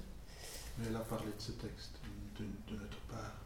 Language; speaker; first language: French; non-native, fluent; English